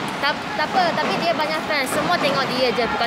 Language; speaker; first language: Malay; non-native, local second language; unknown